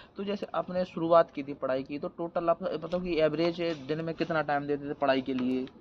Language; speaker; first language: Hindi; native; Hindi